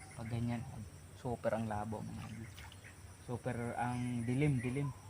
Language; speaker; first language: Filipino; non-native, local second language; Cebuano